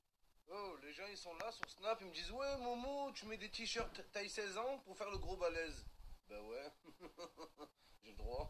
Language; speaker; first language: French; native; French